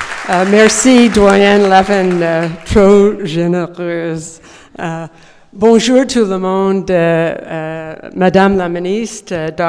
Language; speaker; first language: French; non-native, learner; English